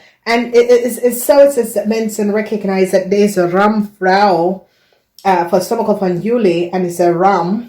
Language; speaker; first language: Dutch; non-native, learner; English